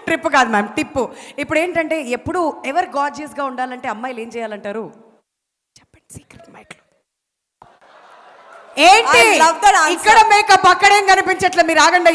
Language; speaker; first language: Telugu; native; Telugu